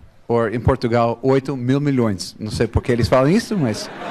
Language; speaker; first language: Portuguese; non-native, fluent; English